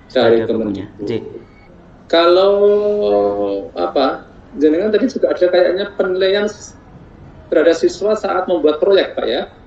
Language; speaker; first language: Indonesian; non-native, local second language; Javanese